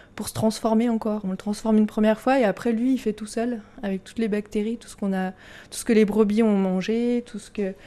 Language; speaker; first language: French; native; French